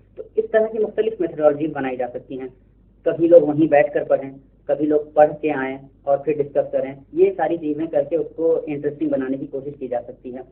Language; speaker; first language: Urdu; native; Urdu